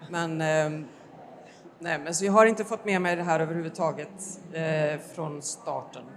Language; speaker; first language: Swedish; native; Swedish